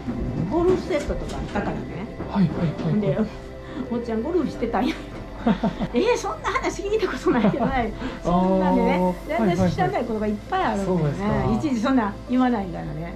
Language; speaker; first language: Japanese; native; Japanese